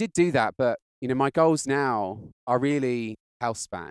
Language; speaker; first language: English; native; English